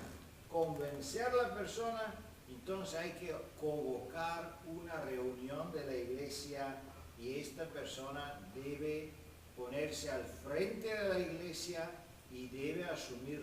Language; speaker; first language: Spanish; non-native, fluent; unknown